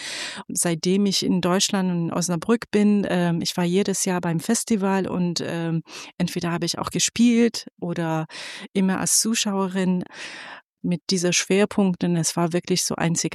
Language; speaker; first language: German; non-native, fluent; Persian